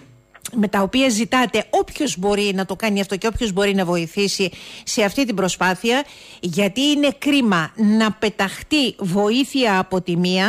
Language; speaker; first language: Greek; native; Greek